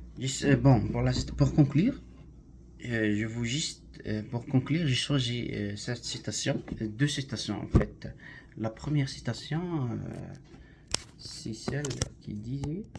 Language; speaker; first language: French; non-native, learner; Arabic